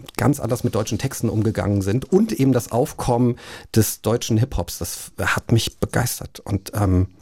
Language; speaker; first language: German; native; German